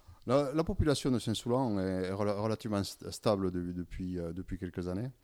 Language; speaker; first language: French; native; French